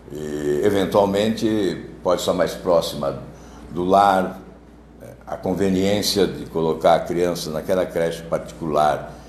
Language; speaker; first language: Portuguese; native; Portuguese